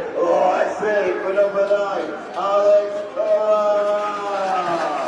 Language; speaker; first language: English; native; English